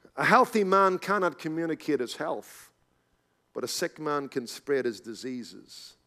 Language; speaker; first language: English; native; English